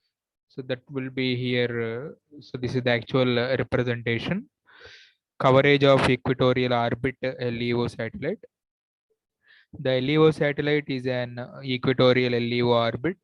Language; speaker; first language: English; non-native, local second language; Telugu